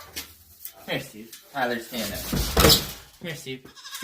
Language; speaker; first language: English; native; English